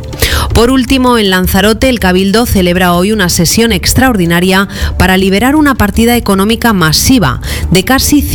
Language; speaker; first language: Spanish; native; Spanish